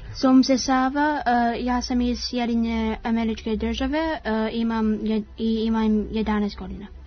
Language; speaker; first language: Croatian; early bilingual, heritage; Croatian